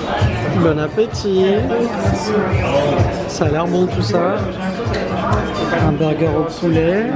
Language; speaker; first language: French; native; French